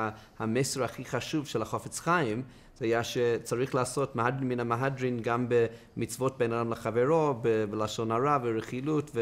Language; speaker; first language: Hebrew; non-native, fluent; English